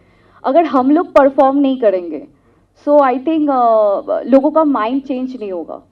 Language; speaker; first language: Hindi; non-native, local second language; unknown